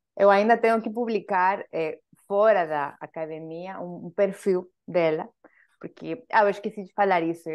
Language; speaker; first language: Portuguese; non-native, fluent; Spanish